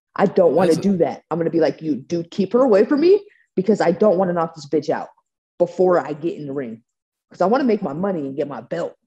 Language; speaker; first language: English; native; English